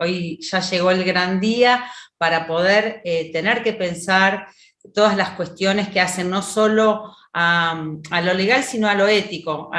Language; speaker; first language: Spanish; native; Spanish